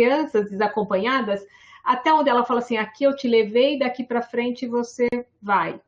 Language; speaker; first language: Portuguese; native; Portuguese